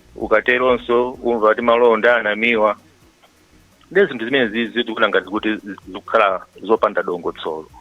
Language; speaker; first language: Nyanja; native; Nyanja